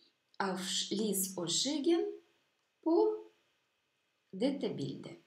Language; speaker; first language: Norwegian; non-native, fluent; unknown